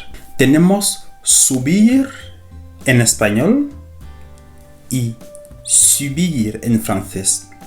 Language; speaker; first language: Spanish; non-native, fluent; French